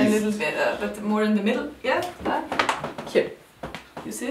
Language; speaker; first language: English; non-native, learner; Slovenian